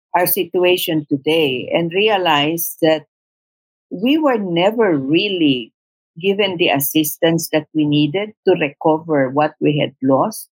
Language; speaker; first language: English; non-native, local second language; Tausug